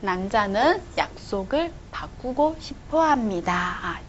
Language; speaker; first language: Korean; non-native, fluent; Chinese